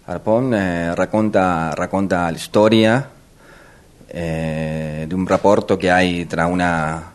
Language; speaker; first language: Italian; non-native, learner; Spanish